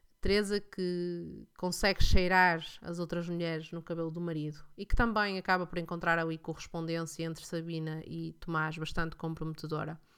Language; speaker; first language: Portuguese; native; Portuguese